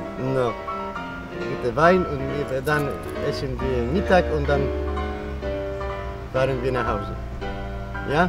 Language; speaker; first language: German; non-native, learner; Polish